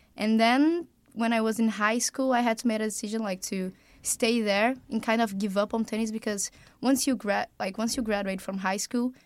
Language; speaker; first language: English; non-native, fluent; Portuguese